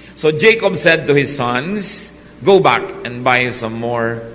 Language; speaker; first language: English; non-native, local second language; Filipino